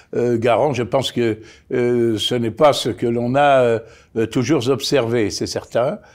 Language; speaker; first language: French; native; French